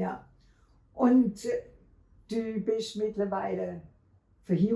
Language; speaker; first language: German; non-native, fluent; French